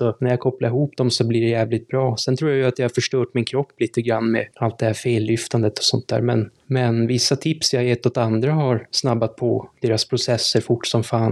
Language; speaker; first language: Swedish; native; Swedish